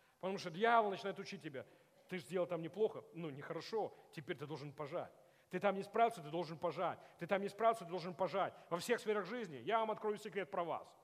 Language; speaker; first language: Russian; non-native, local second language; Ukrainian